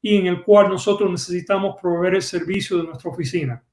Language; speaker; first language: Spanish; early bilingual, other home language; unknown